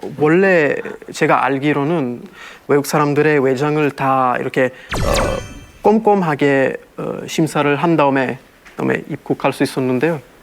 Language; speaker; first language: Korean; non-native, fluent; Italian